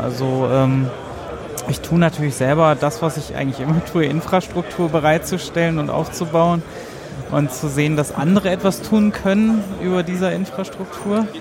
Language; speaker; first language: German; native; German